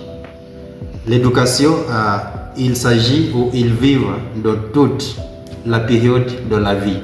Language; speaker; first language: French; non-native, learner; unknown